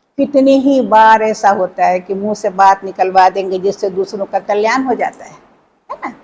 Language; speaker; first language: Hindi; native; Hindi